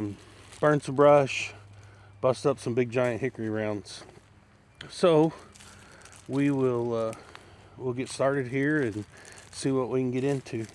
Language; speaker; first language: English; native; English